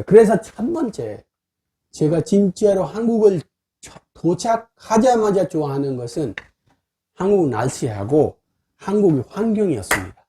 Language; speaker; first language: Korean; non-native, fluent; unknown